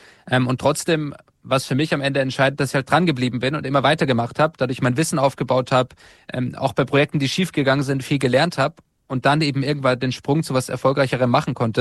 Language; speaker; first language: German; native; German